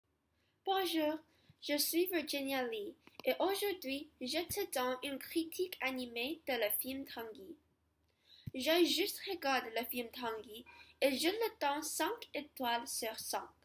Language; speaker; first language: French; non-native, learner; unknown